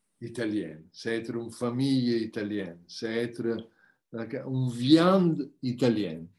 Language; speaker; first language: French; non-native, learner; Italian